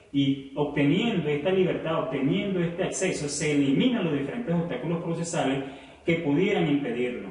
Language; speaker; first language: Spanish; native; Spanish